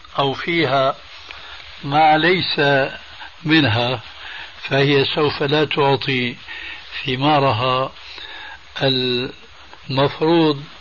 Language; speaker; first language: Arabic; early bilingual, other home language; Albanian